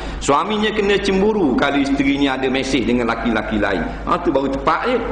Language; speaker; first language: Malay; native; Malay